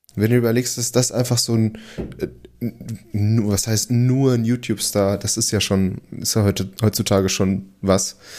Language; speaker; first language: German; early bilingual, other home language; Portuguese